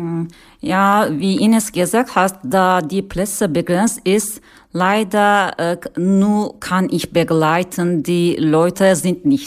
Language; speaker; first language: German; non-native, learner; Turkish